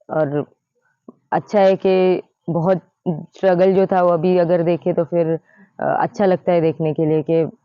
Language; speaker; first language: Hindi; non-native, local second language; Gujarati